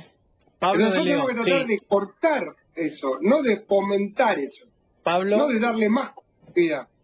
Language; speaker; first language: Spanish; native; Spanish